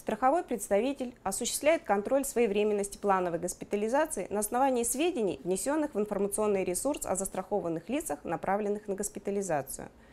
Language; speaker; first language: Russian; native; Russian